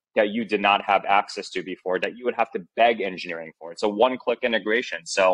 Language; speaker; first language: English; early bilingual, other home language; Chinese